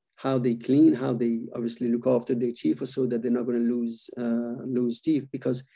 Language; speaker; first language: English; non-native, fluent; Persian